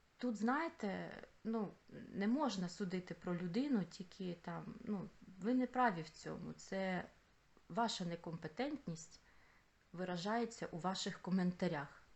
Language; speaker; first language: Ukrainian; non-native, local second language; Russian